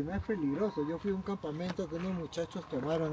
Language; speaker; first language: Spanish; native; Spanish